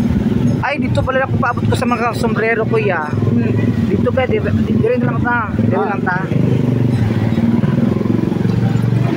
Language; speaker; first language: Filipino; non-native, local second language; Cebuano